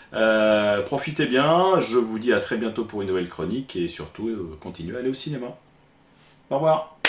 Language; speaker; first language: French; native; French